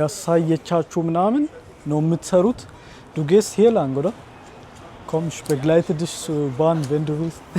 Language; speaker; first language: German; non-native, fluent; Amharic